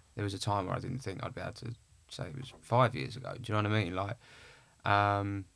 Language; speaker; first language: English; native; English